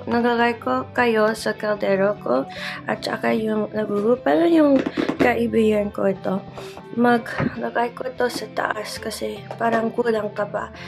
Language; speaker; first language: Filipino; non-native, learner; English